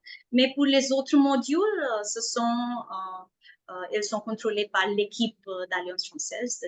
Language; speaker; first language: French; non-native, fluent; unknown